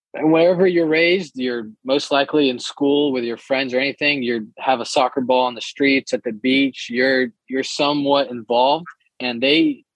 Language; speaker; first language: English; early bilingual, other home language; Portuguese